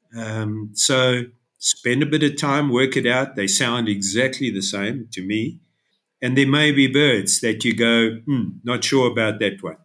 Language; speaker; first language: English; native; English